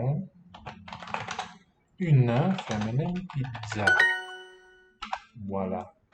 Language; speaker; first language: French; non-native, fluent; English